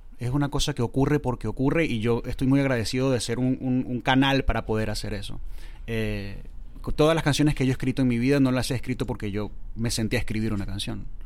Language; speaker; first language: Spanish; native; Spanish